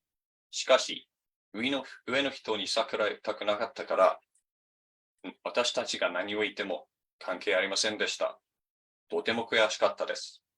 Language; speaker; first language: Japanese; non-native, fluent; English